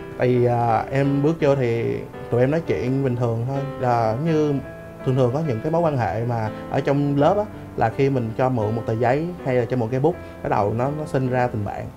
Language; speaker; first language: Vietnamese; early bilingual, other home language; English